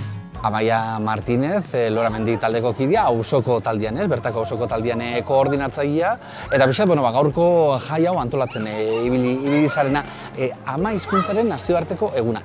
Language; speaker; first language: Basque; native; Basque